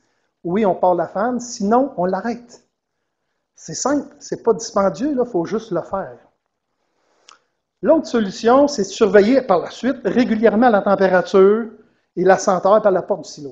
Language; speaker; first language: French; native; French